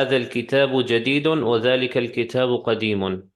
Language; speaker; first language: Arabic; non-native, fluent; English